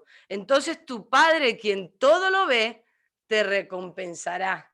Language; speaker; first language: Spanish; native; Spanish